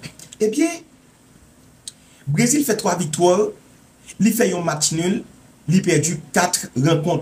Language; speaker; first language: French; non-native, local second language; Haitian Creole